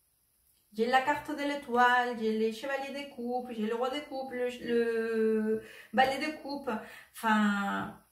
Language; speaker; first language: French; non-native, fluent; Spanish